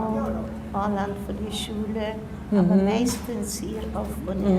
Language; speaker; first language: German; early bilingual, heritage; German